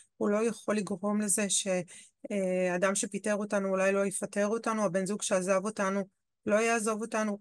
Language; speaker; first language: Hebrew; native; Hebrew